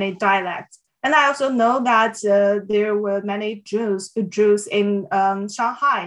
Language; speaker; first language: English; non-native, fluent; Chinese